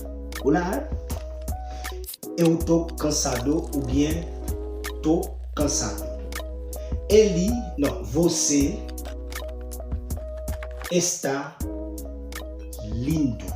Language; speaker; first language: Portuguese; non-native, fluent; Haitian Creole